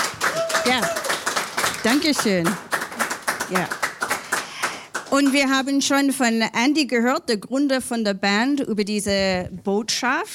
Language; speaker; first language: German; non-native, learner; English